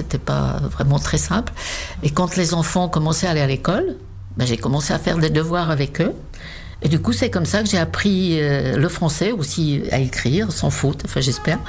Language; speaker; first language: French; non-native, fluent; Czech